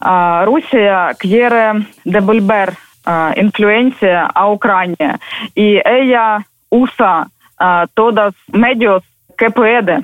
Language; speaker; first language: Spanish; non-native, learner; Ukrainian